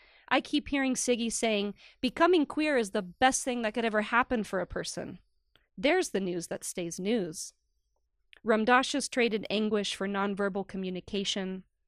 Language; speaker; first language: English; native; English